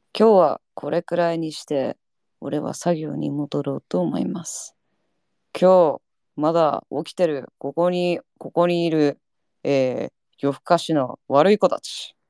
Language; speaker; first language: Japanese; early bilingual, heritage; Japanese